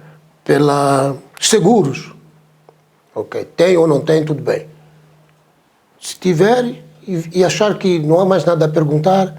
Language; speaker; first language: Portuguese; non-native, local second language; Tsonga